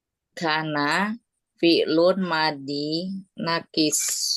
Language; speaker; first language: Arabic; non-native, learner; Indonesian